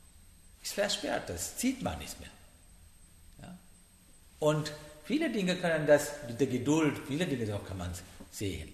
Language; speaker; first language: German; non-native, fluent; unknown